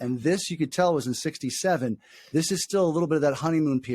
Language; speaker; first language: English; native; English